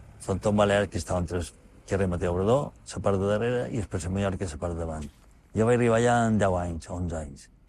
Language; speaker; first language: Catalan; native; Catalan